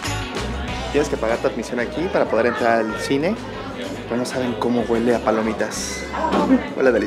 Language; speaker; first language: Spanish; native; Spanish